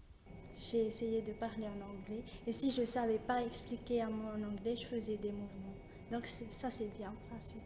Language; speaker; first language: French; non-native, local second language; Malagasy